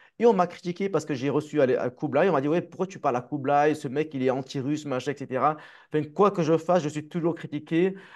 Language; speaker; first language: French; native; French